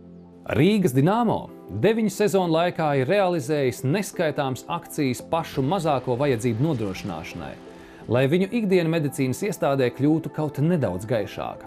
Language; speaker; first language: Latvian; native; Latvian